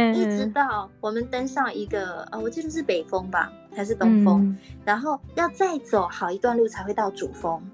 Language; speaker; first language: Chinese; non-native, local second language; Hakka Chinese